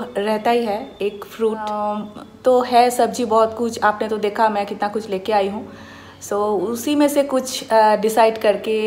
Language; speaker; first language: Hindi; native; Hindi